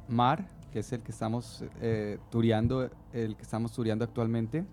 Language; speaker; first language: Spanish; native; Spanish